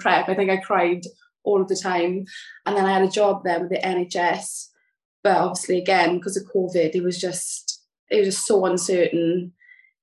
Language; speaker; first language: English; native; English